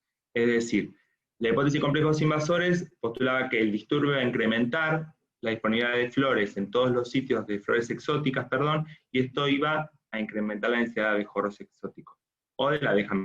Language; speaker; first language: Spanish; native; Spanish